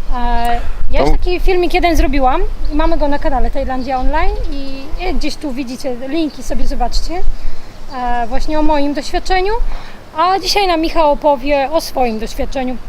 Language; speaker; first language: Polish; native; Polish